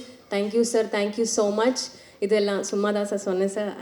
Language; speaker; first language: Tamil; non-native, learner; Malayalam